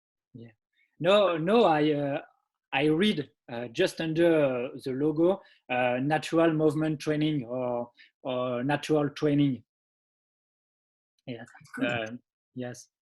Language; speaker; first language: English; non-native, learner; French